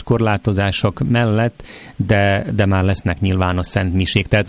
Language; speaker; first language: Hungarian; native; Hungarian